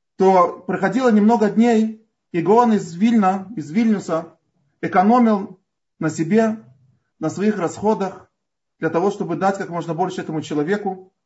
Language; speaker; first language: Russian; native; Russian